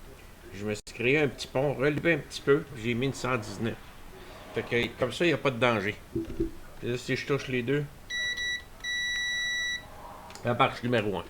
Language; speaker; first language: French; native; French